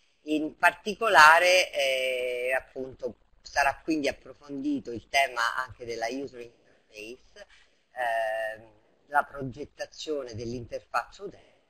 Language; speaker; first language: Italian; native; Italian